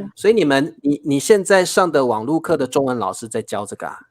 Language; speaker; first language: Chinese; native; Chinese